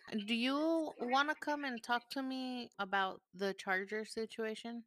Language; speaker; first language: English; early bilingual, other home language; Spanish